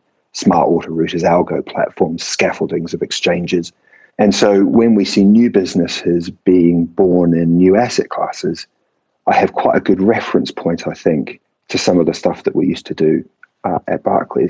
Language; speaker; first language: English; native; English